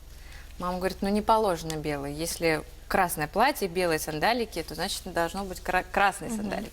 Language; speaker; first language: Russian; native; Russian